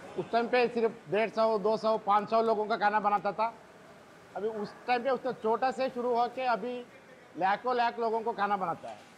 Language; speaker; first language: Hindi; non-native, local second language; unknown